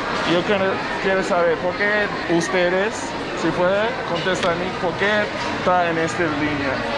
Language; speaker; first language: Spanish; non-native, learner; English